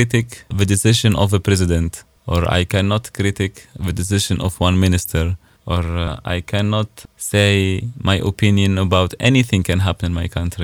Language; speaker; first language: English; non-native, fluent; Arabic